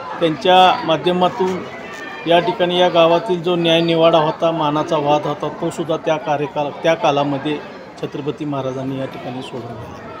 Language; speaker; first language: Marathi; native; Marathi